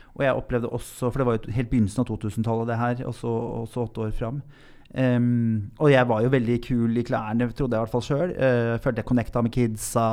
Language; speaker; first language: Norwegian; native; Norwegian